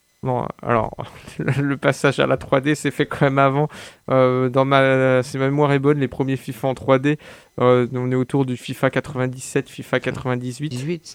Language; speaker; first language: French; native; French